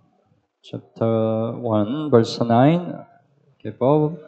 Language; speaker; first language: Filipino; non-native, learner; Korean